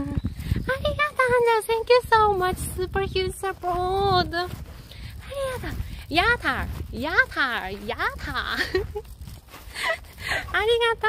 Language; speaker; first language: English; non-native, learner; Japanese